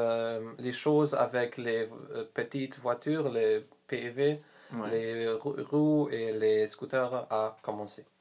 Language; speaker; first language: French; non-native, learner; Polish